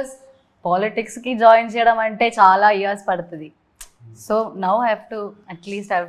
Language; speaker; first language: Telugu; non-native, learner; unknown